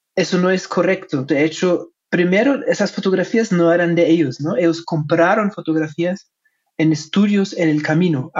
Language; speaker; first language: Spanish; non-native, fluent; German